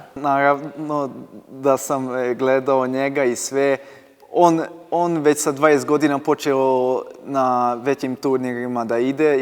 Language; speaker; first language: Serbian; non-native, local second language; Hungarian